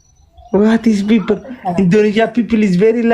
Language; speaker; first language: English; non-native, learner; Oromo